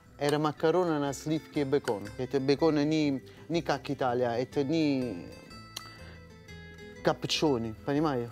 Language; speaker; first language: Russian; non-native, learner; Italian